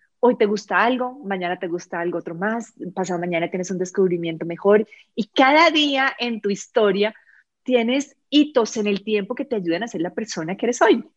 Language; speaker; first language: Spanish; native; Spanish